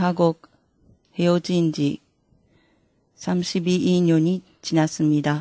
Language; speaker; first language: Korean; non-native, fluent; Japanese